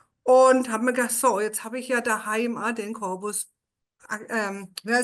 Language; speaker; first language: German; native; German